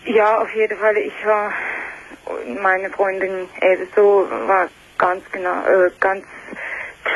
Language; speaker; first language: German; non-native, learner; Russian